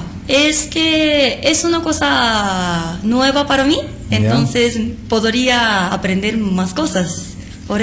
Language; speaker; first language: Spanish; non-native, learner; Japanese